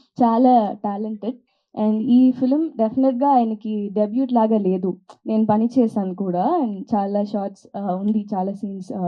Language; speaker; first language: Telugu; non-native, learner; Tamil